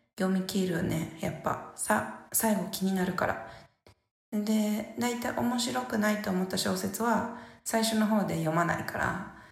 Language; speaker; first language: Japanese; native; Japanese